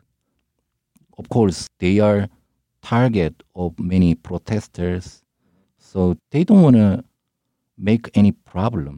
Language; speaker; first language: English; non-native, learner; Korean